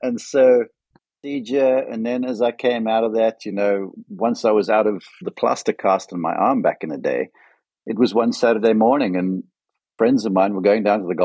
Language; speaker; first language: English; native; English